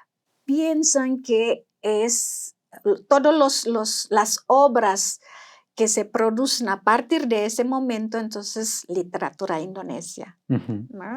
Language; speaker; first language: Spanish; non-native, fluent; Indonesian